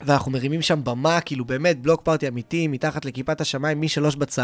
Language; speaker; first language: Hebrew; native; Hebrew